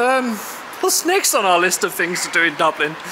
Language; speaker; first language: English; native; English